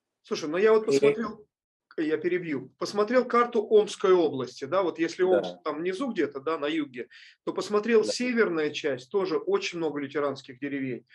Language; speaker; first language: Russian; native; Russian